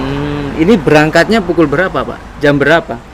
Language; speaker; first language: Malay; non-native, local second language; Javanese